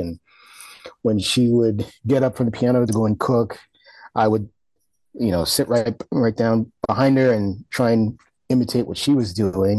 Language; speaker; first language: English; native; English